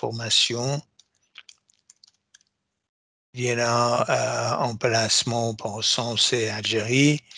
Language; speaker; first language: French; non-native, fluent; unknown